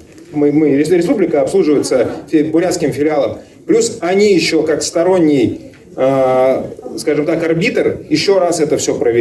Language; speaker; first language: Russian; native; Russian